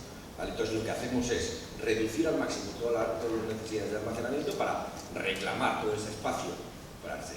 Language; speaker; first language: Spanish; native; Spanish